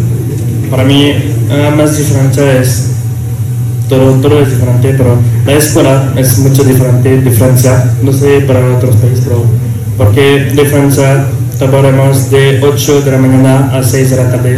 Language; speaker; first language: Spanish; non-native, learner; French